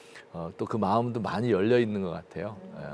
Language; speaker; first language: Korean; native; Korean